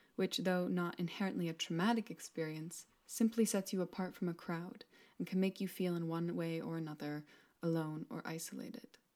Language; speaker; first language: English; non-native, fluent; Spanish